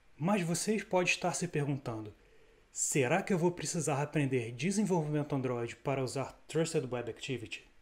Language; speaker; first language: Portuguese; native; Portuguese